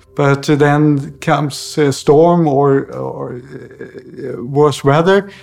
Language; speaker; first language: English; non-native, fluent; Swedish